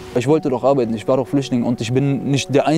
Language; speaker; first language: German; early bilingual, other home language; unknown